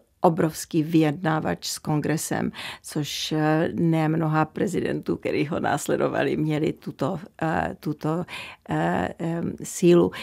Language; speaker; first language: Czech; early bilingual, heritage; Czech